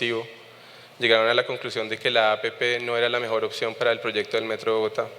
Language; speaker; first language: Spanish; native; Spanish